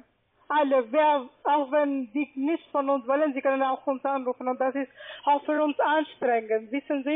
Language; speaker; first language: German; non-native, fluent; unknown